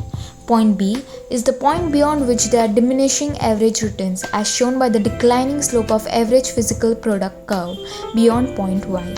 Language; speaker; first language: English; non-native, local second language; Gujarati